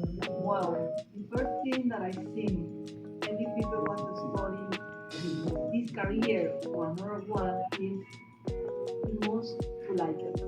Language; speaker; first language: English; non-native, learner; Spanish